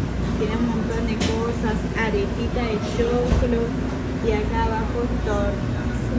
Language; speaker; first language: Spanish; non-native, fluent; French